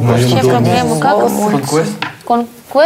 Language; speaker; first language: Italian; non-native, learner; Russian